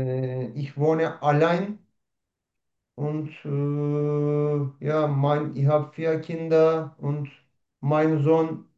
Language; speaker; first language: German; non-native, learner; Turkish